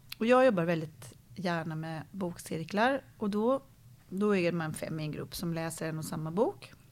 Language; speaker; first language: Swedish; native; Swedish